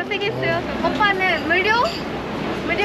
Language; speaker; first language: Korean; non-native, learner; Japanese